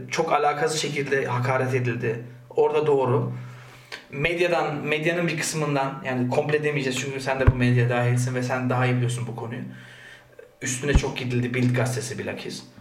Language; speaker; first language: Turkish; early bilingual, heritage; Turkish